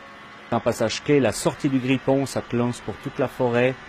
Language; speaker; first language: French; native; French